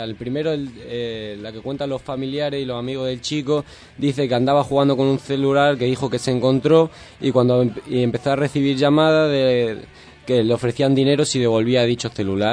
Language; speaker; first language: Spanish; native; Spanish